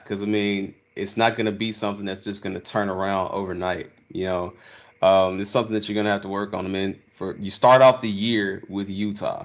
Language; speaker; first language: English; native; English